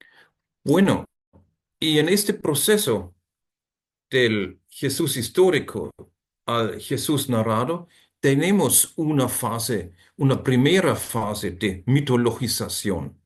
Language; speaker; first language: Spanish; non-native, fluent; German